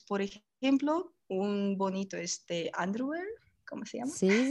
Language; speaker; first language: Spanish; non-native, learner; Russian